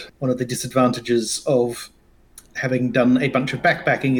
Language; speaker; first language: English; native; English